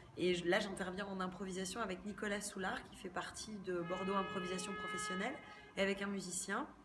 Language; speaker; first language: French; native; French